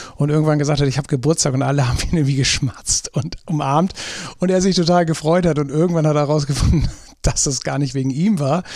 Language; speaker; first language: German; native; German